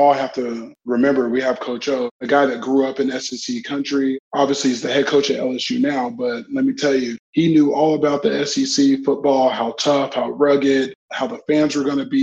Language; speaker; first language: English; native; English